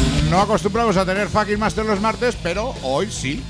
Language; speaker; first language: Spanish; native; Spanish